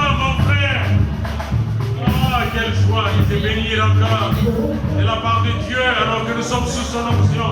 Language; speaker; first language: French; non-native, local second language; Lingala